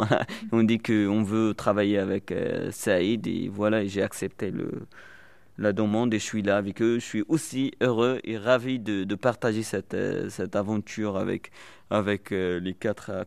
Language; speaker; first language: French; non-native, local second language; Arabic